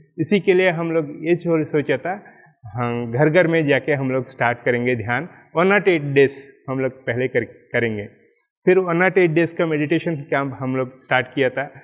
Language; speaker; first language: Hindi; non-native, local second language; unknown